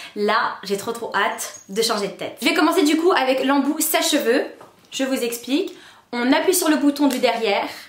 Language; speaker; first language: French; native; French